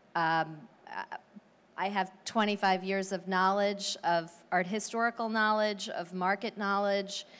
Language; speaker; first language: English; native; English